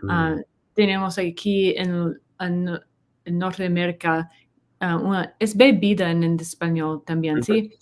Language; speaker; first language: Spanish; non-native, learner; English